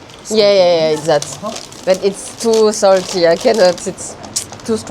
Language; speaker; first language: English; non-native, learner; French